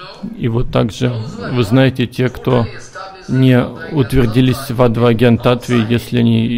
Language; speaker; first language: Russian; native; Russian